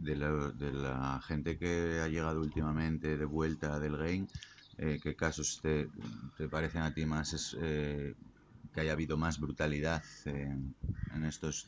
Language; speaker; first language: Spanish; native; Spanish